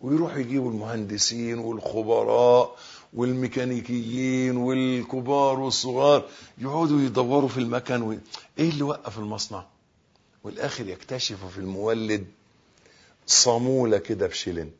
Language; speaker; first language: Arabic; native; Arabic